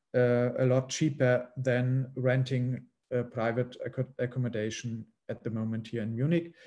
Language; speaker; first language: English; non-native, fluent; German